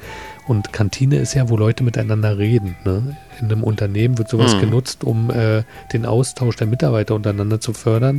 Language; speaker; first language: German; native; German